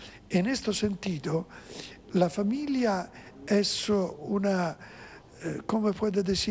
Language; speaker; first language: Spanish; non-native, fluent; Italian